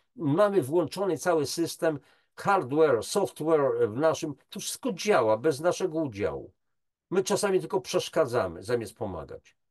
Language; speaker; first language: Polish; native; Polish